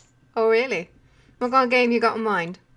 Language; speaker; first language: English; native; English